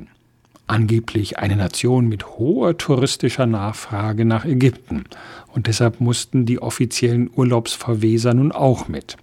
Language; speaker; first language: German; native; German